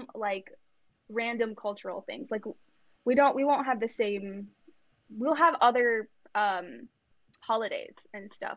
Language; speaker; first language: English; early bilingual, other home language; Kannada